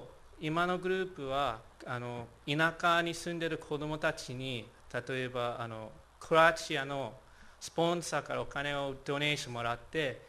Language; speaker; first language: Japanese; non-native, fluent; English